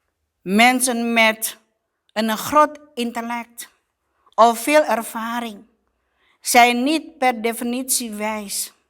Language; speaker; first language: Dutch; non-native, fluent; Indonesian